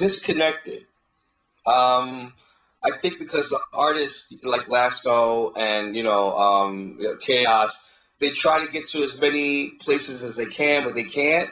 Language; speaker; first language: English; native; English